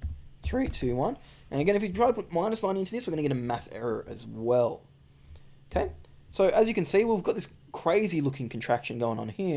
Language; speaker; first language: English; native; English